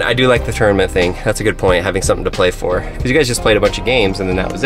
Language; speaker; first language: English; native; English